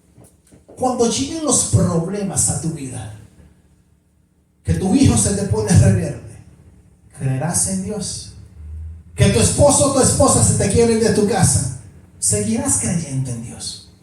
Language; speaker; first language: Spanish; native; Spanish